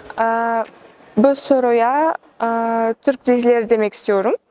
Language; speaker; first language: Turkish; non-native, learner; Kazakh